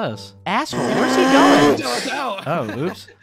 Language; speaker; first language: English; native; English